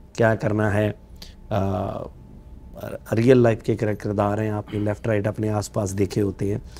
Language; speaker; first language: Hindi; non-native, local second language; Punjabi